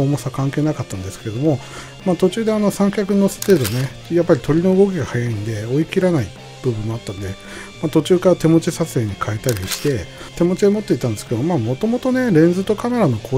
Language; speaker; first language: Japanese; native; Japanese